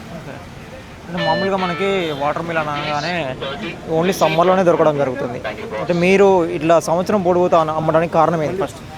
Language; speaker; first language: Telugu; native; Telugu